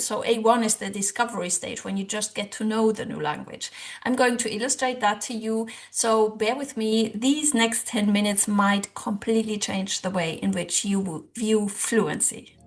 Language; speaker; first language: English; non-native, fluent; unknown